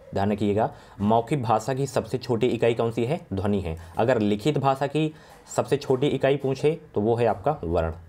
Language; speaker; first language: Hindi; native; Hindi